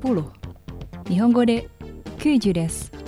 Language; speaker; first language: Japanese; non-native, fluent; Indonesian